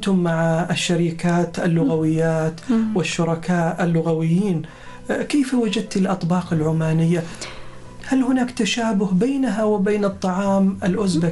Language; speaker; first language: Arabic; native; Arabic